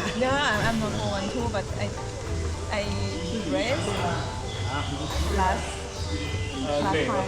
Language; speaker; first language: English; non-native, fluent; Malay